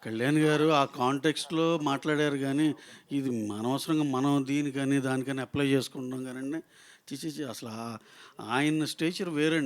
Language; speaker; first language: Telugu; native; Telugu